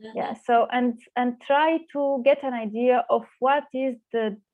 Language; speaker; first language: English; non-native, fluent; Arabic